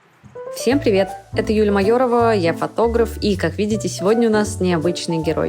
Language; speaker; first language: Russian; native; Russian